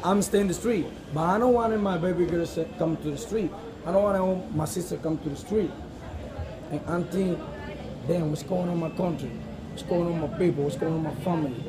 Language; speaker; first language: English; non-native, learner; Spanish